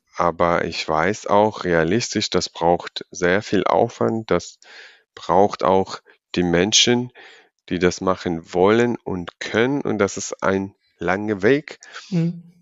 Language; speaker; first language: German; non-native, fluent; Georgian